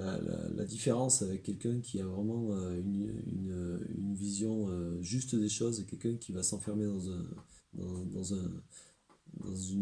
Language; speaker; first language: French; native; French